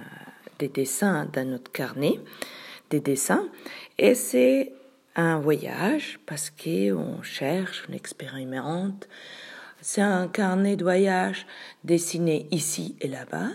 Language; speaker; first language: French; non-native, fluent; Spanish